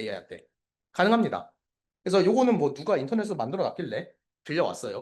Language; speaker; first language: Korean; native; Korean